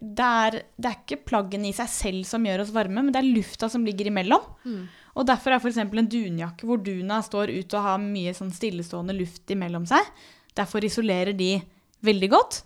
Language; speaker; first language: Norwegian; native; Norwegian